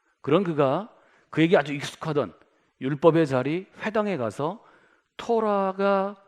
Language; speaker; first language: Korean; native; Korean